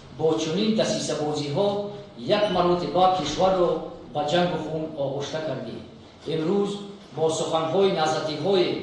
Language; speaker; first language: Tajik; non-native, local second language; Shughni